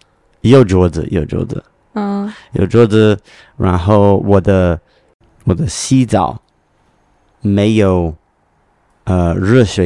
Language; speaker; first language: Chinese; non-native, learner; English